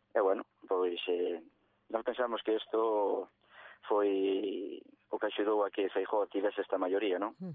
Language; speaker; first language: Galician; native; Galician